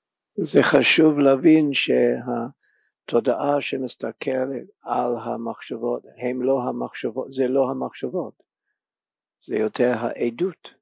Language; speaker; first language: Hebrew; non-native, fluent; English